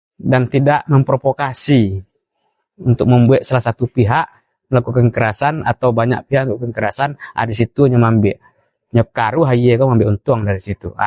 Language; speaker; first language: Indonesian; non-native, local second language; Minangkabau